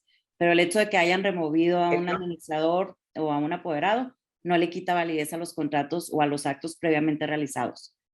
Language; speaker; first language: Spanish; native; Spanish